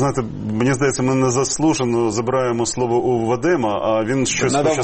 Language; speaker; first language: Ukrainian; native; Ukrainian